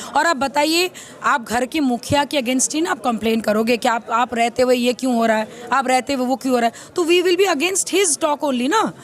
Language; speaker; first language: Hindi; native; Hindi